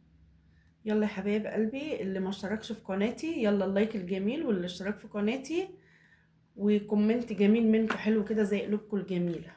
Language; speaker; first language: Arabic; native; Arabic